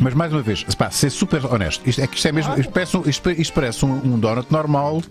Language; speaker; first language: Portuguese; native; Portuguese